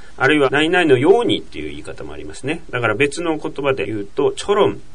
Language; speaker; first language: Japanese; native; Japanese